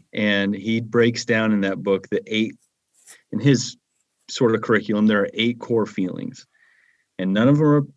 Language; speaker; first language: English; native; English